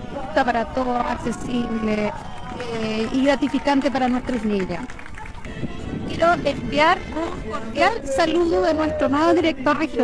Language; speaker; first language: Spanish; native; Spanish